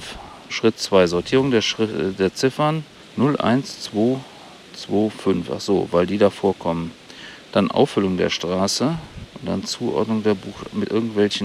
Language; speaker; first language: German; native; German